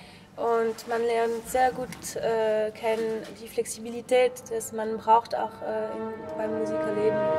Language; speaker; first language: German; non-native, fluent; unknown